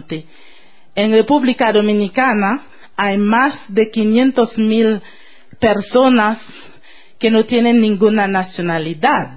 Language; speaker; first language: Spanish; non-native, fluent; Haitian Creole